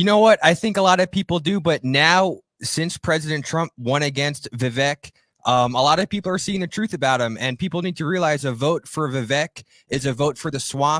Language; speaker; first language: English; native; English